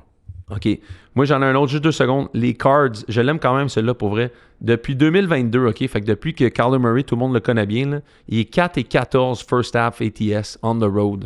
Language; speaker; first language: French; native; French